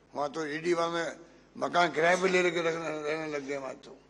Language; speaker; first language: Hindi; native; Hindi